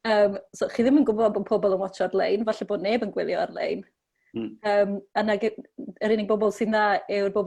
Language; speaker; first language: Welsh; native; Welsh